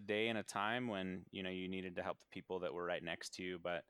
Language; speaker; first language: English; native; English